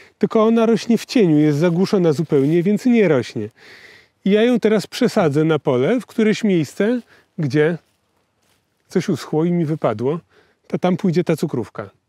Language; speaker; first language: Polish; native; Polish